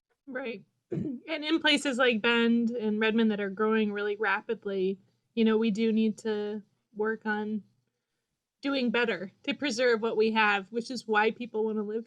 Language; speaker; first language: English; native; English